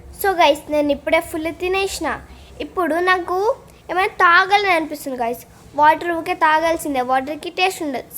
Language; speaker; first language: Telugu; non-native, local second language; Lambadi